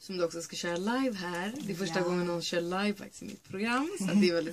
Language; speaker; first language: Swedish; native; Swedish